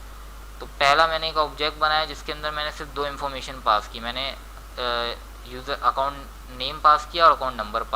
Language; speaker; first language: Hindi; native; Hindi